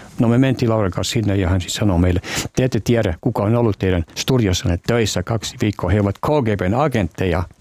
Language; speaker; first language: Finnish; native; Finnish